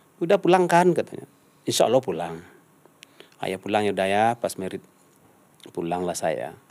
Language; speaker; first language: Indonesian; non-native, local second language; Minangkabau